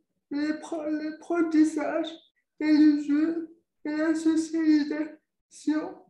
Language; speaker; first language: French; non-native, local second language; Arabic